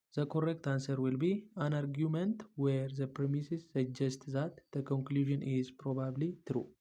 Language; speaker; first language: English; non-native, local second language; Amharic